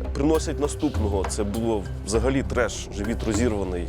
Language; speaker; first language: Ukrainian; native; Ukrainian